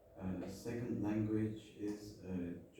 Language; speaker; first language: English; non-native, learner; Turkish